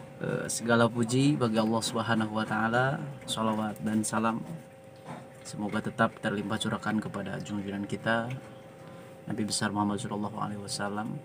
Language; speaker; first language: Indonesian; non-native, local second language; Sundanese